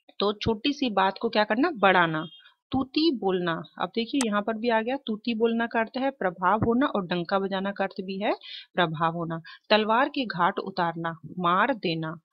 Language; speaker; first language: Hindi; native; Hindi